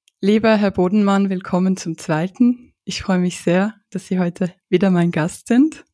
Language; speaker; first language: German; native; German